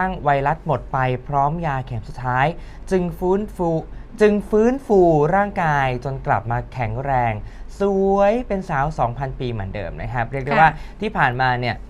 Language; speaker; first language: Thai; native; Thai